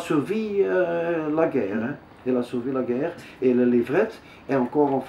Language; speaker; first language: French; non-native, local second language; Dutch